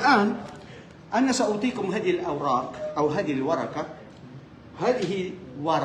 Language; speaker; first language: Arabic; non-native, fluent; Filipino